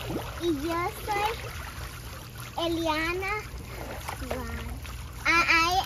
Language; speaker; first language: Spanish; early bilingual, heritage; English